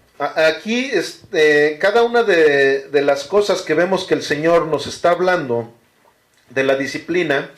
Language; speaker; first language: Spanish; native; Spanish